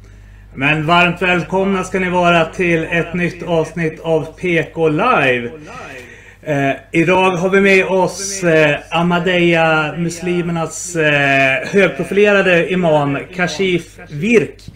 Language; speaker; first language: Swedish; native; Swedish